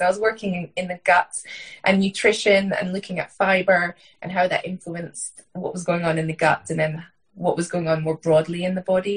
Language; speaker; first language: English; native; English